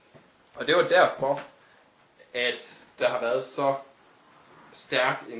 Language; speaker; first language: Danish; native; Danish